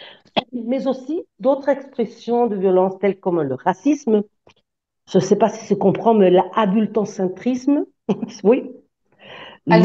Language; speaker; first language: French; non-native, fluent; Spanish